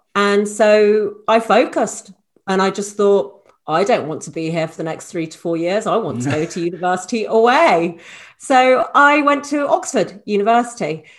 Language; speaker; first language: English; native; English